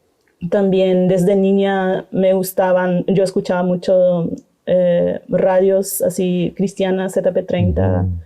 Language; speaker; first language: Spanish; non-native, local second language; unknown